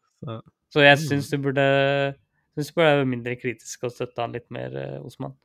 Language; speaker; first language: Norwegian; early bilingual, other home language; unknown